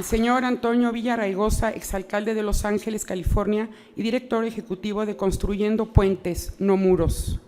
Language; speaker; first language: Spanish; native; Spanish